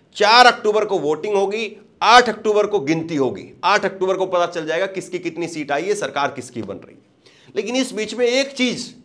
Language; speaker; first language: Hindi; native; Hindi